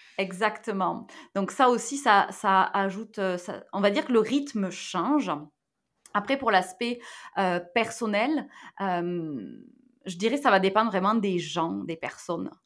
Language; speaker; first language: French; native; French